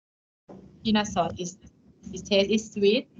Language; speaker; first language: English; non-native, learner; Thai